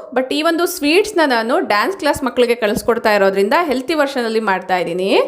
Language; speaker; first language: Kannada; non-native, local second language; Telugu